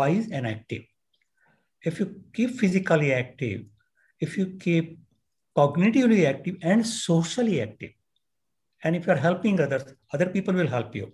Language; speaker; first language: English; non-native, local second language; Marathi